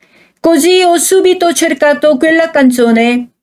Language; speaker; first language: Italian; non-native, fluent; Korean